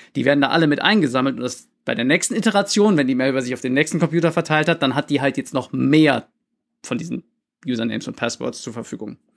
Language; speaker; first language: German; native; German